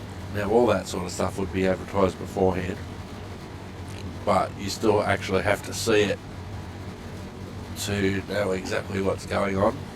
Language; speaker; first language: English; native; English